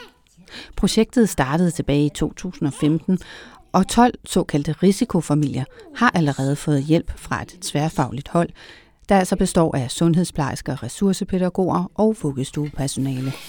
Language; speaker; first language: Danish; native; Danish